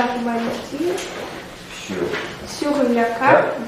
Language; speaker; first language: French; non-native, learner; Russian